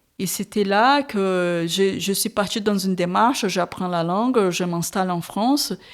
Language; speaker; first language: French; non-native, fluent; Portuguese